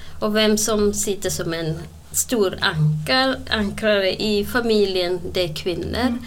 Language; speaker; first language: Swedish; non-native, fluent; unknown